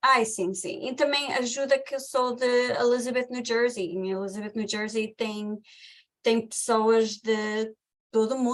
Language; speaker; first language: Portuguese; early bilingual, heritage; Portuguese